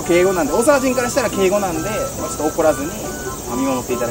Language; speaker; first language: Japanese; native; Japanese